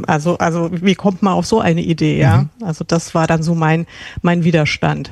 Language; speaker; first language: German; native; German